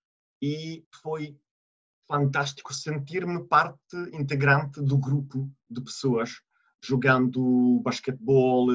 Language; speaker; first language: Portuguese; non-native, fluent; Italian